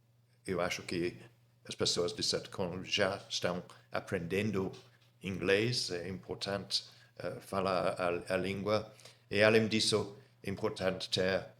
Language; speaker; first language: Portuguese; non-native, fluent; English